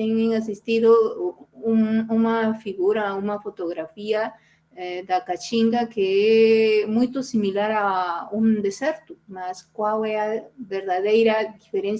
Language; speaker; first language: Portuguese; non-native, fluent; Spanish